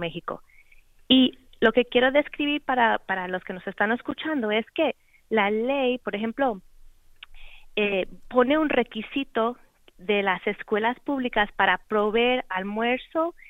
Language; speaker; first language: Spanish; native; Spanish